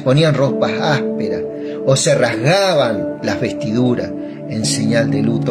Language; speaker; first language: Spanish; native; Spanish